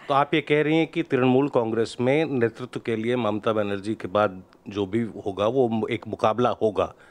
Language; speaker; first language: Hindi; native; Hindi